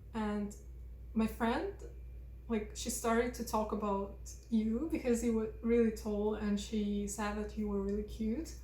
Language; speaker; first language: English; non-native, fluent; Russian